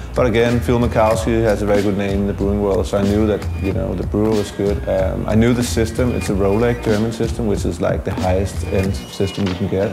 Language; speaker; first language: English; non-native, fluent; Danish